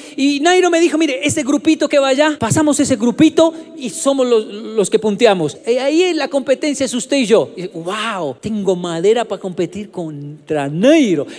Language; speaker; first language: Spanish; native; Spanish